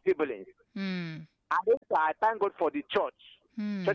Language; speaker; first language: English; non-native, local second language; Igbo